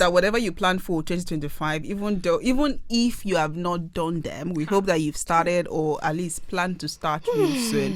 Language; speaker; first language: English; non-native, local second language; Yoruba